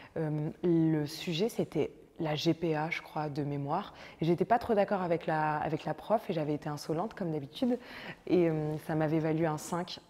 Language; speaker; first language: French; native; French